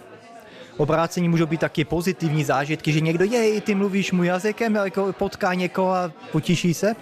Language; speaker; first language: Czech; early bilingual, heritage; Czech